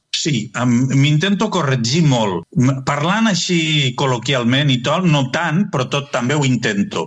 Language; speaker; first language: Catalan; native; Catalan